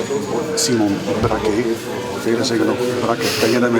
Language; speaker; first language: Dutch; native; Dutch